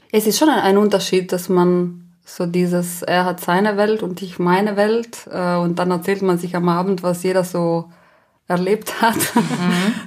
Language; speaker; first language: German; non-native, local second language; Ladin